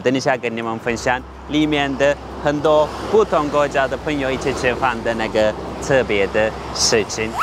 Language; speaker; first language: Chinese; non-native, fluent; Turkish